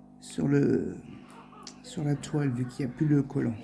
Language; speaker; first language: French; native; French